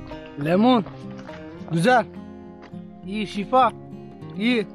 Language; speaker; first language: Turkish; native; Turkish